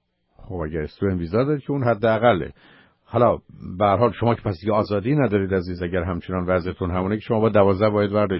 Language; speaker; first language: Persian; native; Persian